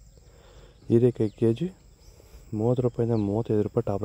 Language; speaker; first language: Kannada; native; Kannada